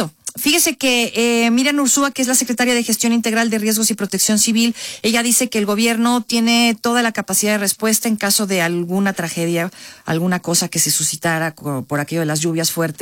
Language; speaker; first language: Spanish; native; Spanish